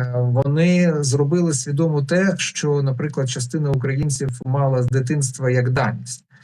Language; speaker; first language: Ukrainian; non-native, local second language; Russian